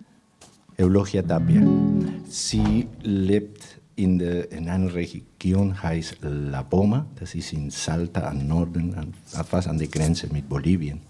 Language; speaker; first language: German; non-native, fluent; Spanish